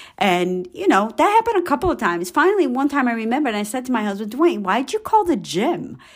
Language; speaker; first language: English; non-native, fluent; Portuguese